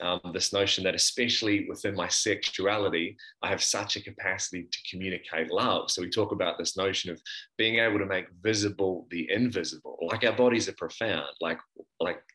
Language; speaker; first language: English; native; English